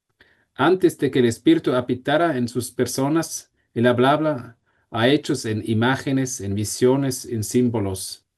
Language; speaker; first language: Spanish; non-native, fluent; German